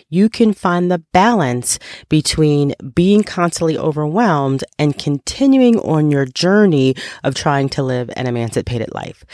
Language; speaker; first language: English; native; English